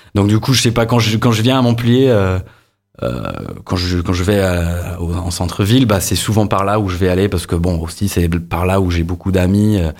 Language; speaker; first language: French; non-native, fluent; English